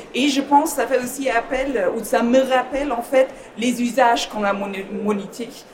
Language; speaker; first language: French; non-native, fluent; German